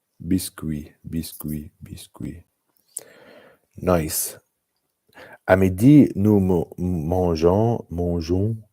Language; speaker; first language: French; non-native, learner; English